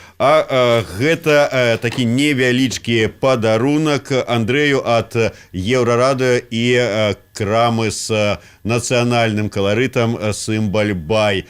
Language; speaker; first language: Belarusian; native; Belarusian